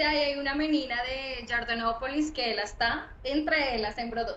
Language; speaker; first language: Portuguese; non-native, learner; Spanish